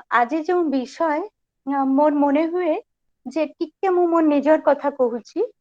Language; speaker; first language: Odia; non-native, local second language; Bangla